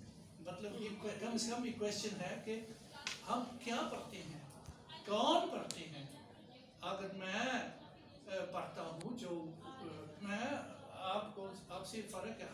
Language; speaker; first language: Hindi; non-native, fluent; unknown